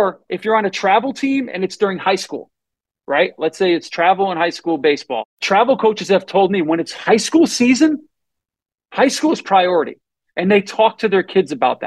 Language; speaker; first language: English; native; English